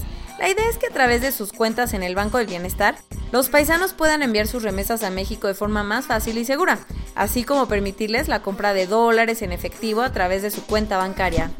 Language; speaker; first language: Spanish; native; Spanish